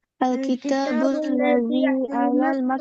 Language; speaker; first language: Arabic; non-native, learner; Bangla